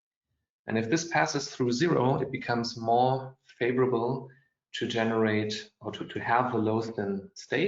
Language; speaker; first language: English; non-native, fluent; German